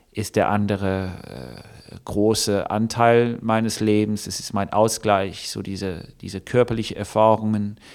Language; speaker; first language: German; non-native, fluent; English